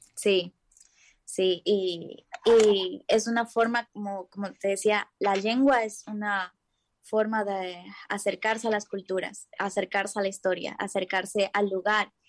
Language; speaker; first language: Catalan; non-native, learner; Spanish